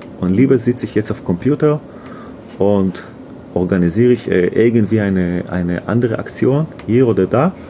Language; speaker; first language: German; non-native, learner; Hebrew